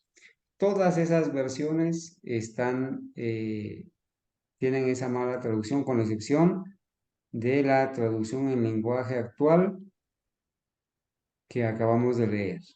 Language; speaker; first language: Spanish; native; Spanish